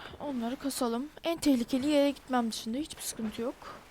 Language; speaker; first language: Turkish; native; Turkish